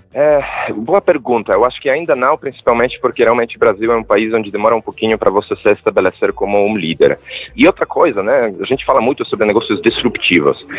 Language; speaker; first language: Portuguese; non-native, fluent; Polish